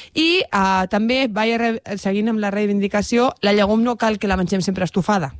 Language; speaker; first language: Catalan; non-native, local second language; Spanish